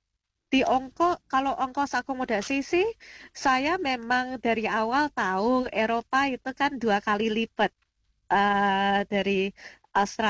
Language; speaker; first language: Indonesian; early bilingual, heritage; Indonesian